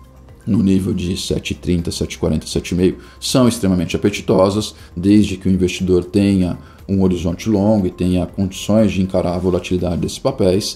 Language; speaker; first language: Portuguese; native; Portuguese